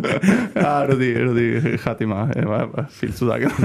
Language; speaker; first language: German; non-native, learner; Polish